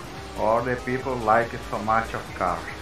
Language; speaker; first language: English; non-native, learner; Portuguese